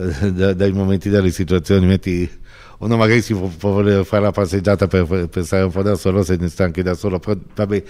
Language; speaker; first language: Italian; native; Italian